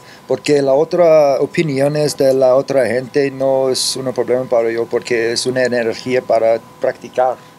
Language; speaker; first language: Spanish; early bilingual, heritage; English